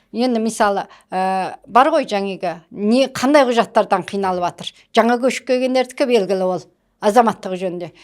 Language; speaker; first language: Kazakh; early bilingual, heritage; Kazakh